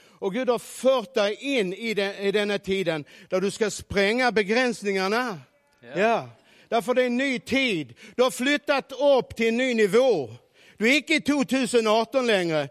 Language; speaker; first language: Norwegian; non-native, fluent; Swedish